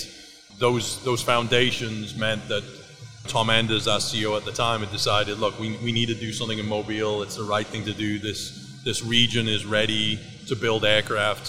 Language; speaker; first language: English; native; English